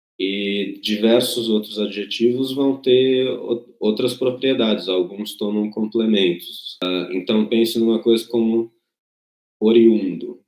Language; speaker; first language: Portuguese; native; Portuguese